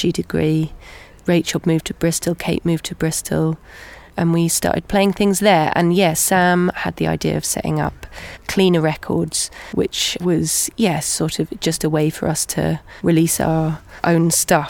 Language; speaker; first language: English; native; English